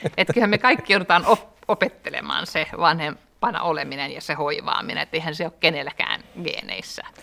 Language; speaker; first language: Finnish; native; Finnish